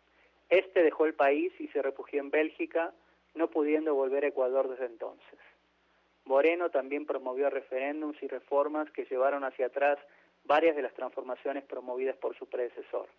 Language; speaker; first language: Spanish; native; Spanish